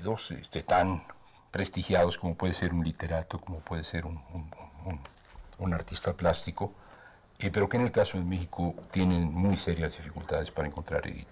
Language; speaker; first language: Spanish; native; Spanish